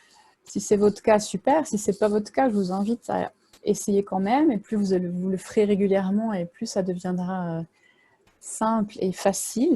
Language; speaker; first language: French; native; French